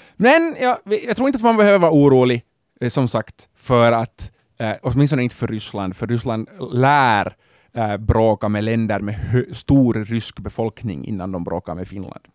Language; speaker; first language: Swedish; native; Swedish